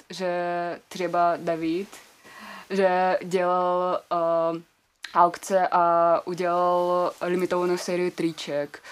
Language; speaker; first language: Czech; non-native, fluent; Russian